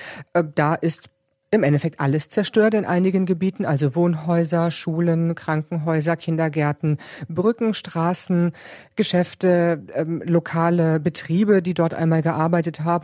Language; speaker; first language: German; native; German